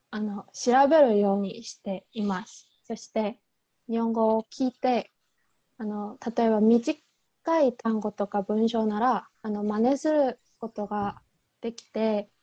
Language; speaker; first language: Japanese; non-native, fluent; Korean